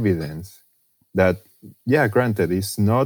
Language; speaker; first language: English; non-native, fluent; Spanish